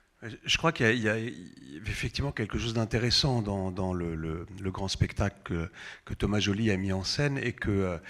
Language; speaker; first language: French; native; French